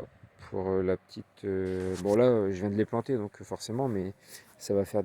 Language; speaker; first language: French; native; French